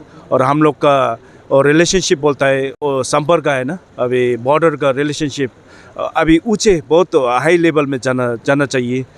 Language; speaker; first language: Hindi; non-native, fluent; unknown